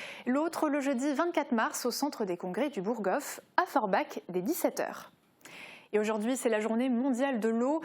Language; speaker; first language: French; native; French